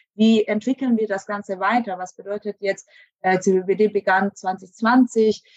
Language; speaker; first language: German; native; German